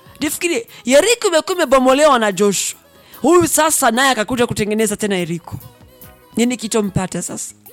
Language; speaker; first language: Swahili; non-native, local second language; Rundi